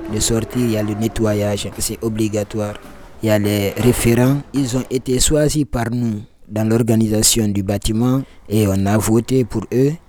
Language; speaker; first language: French; non-native, local second language; Fula